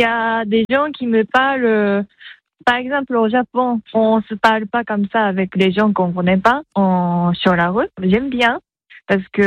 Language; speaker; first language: French; non-native, fluent; Japanese